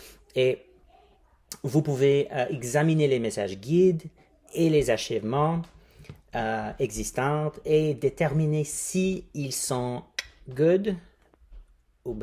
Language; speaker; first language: French; non-native, fluent; English